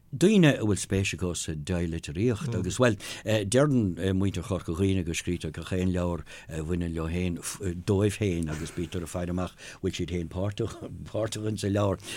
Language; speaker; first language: Irish; non-native, local second language; English